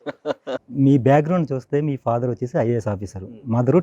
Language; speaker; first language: Telugu; native; Telugu